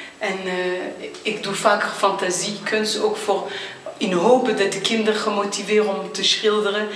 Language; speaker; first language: Dutch; early bilingual, heritage; French